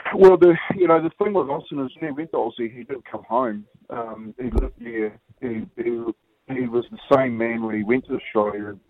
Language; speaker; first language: English; native; English